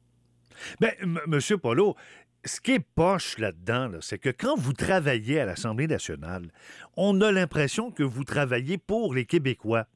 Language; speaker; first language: French; native; French